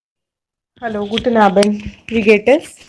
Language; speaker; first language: German; non-native, fluent; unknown